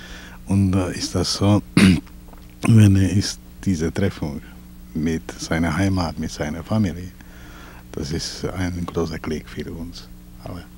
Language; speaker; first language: German; non-native, fluent; Czech